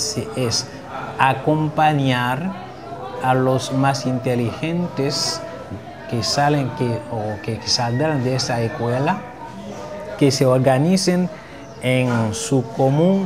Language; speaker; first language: Spanish; non-native, fluent; Haitian Creole